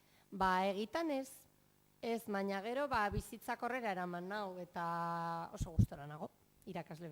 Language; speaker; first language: Basque; non-native, local second language; Spanish